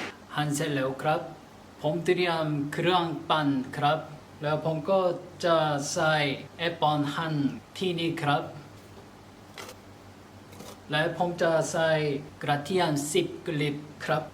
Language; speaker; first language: Thai; non-native, learner; Korean